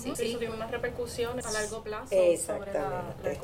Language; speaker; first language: Spanish; native; Spanish